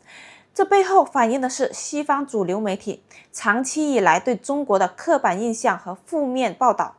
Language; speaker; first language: Chinese; native; Chinese